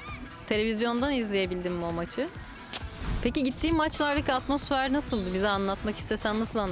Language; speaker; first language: Turkish; native; Turkish